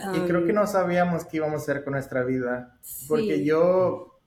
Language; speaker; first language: Spanish; native; Spanish